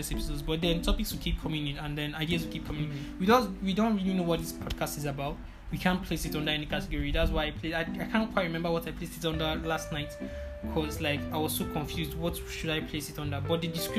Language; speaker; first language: English; non-native, local second language; Igbo